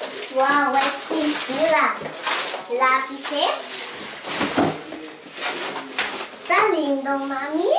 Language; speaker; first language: Spanish; early bilingual, other home language; Haitian Creole